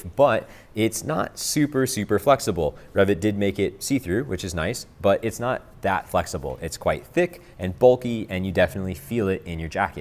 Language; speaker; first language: English; native; English